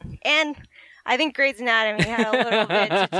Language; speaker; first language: English; native; English